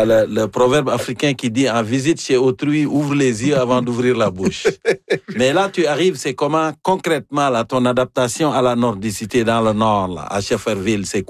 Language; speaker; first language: French; native; French